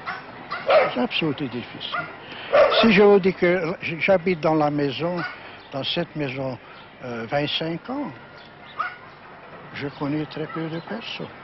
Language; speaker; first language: French; non-native, learner; Hungarian